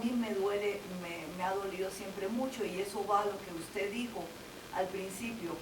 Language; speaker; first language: Spanish; native; Spanish